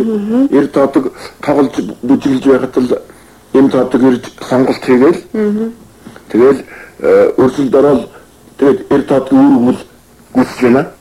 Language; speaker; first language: Mongolian; native; Mongolian